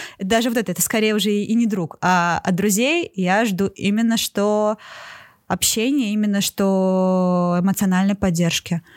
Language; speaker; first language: Russian; native; Russian